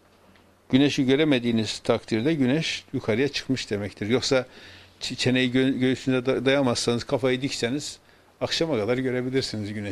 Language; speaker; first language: Turkish; native; Turkish